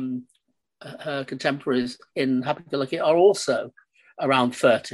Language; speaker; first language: English; native; English